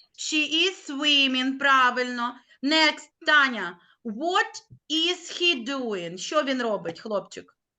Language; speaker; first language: Ukrainian; native; Ukrainian